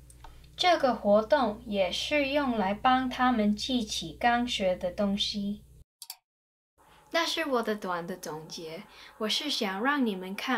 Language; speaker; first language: Chinese; non-native, fluent; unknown